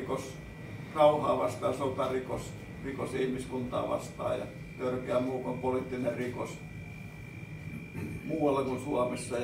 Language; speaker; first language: Finnish; native; Finnish